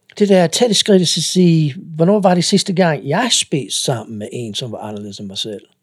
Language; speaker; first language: Danish; non-native, fluent; English